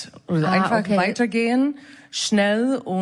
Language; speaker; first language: German; non-native, fluent; English